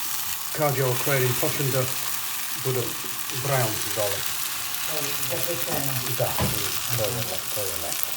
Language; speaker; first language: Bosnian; non-native, learner; English